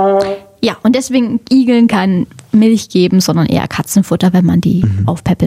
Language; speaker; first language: German; native; German